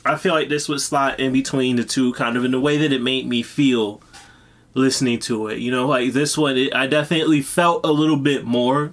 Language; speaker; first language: English; native; English